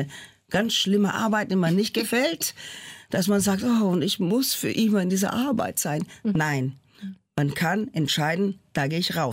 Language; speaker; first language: German; non-native, fluent; Portuguese